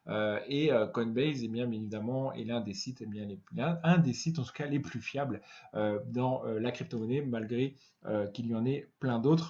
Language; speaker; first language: French; native; French